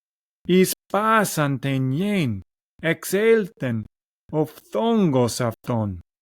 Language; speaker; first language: Greek; non-native, learner; English